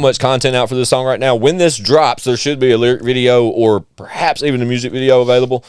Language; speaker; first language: English; native; English